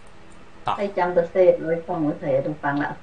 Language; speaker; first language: Vietnamese; non-native, learner; Khmer